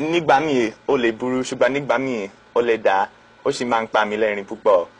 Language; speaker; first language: Yoruba; non-native, fluent; English